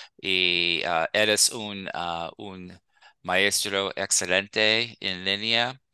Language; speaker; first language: Spanish; non-native, fluent; English